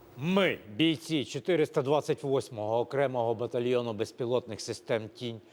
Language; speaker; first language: Ukrainian; native; Ukrainian